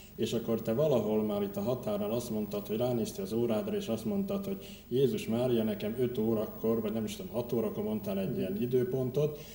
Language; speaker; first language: Hungarian; native; Hungarian